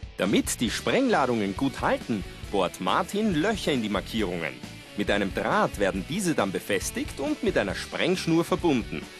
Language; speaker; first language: German; native; German